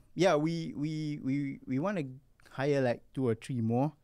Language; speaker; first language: English; non-native, local second language; Malay